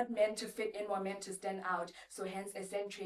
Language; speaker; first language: English; non-native, local second language; Southern Sotho